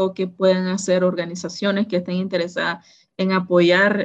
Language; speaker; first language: Spanish; native; Spanish